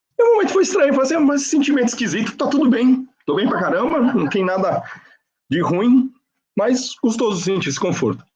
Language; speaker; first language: Portuguese; non-native, fluent; Spanish